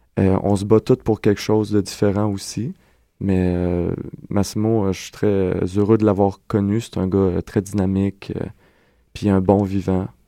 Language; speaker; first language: French; native; French